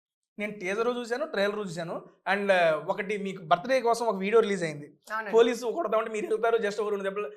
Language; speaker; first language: Telugu; native; Telugu